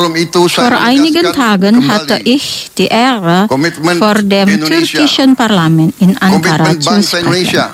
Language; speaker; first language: German; non-native, learner; Indonesian